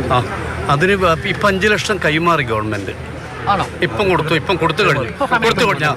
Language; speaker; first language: Malayalam; native; Malayalam